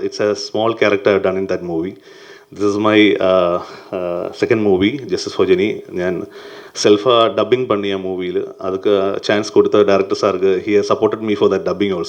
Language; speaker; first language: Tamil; non-native, learner; Malayalam